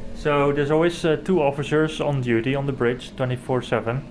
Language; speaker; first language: English; non-native, fluent; Dutch